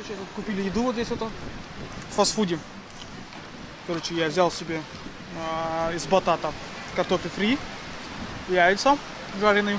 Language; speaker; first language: Russian; native; Russian